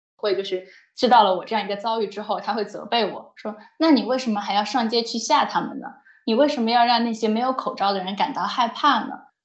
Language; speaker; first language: Chinese; native; Chinese